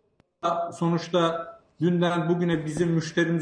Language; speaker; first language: Turkish; native; Turkish